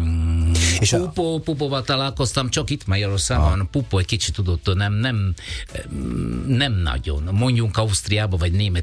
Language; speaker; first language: Hungarian; non-native, fluent; Italian